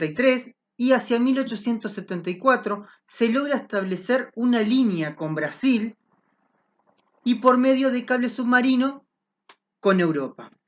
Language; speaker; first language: Spanish; native; Spanish